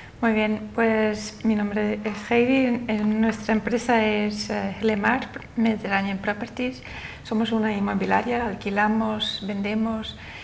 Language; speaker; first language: Spanish; non-native, fluent; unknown